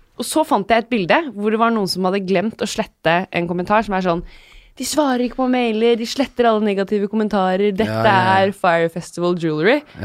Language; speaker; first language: Norwegian; native; Norwegian